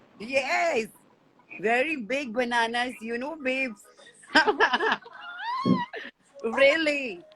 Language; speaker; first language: English; non-native, learner; Hindi